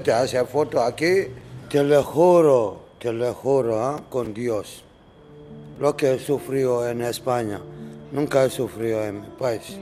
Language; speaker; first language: Spanish; non-native, learner; Arabic